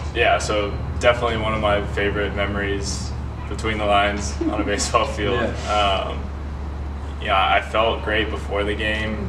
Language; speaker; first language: English; native; English